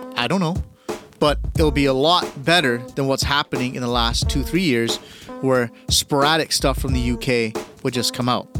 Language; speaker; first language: English; early bilingual, other home language; Punjabi